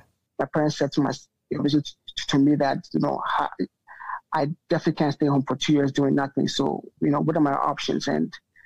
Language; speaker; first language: English; non-native, local second language; Akan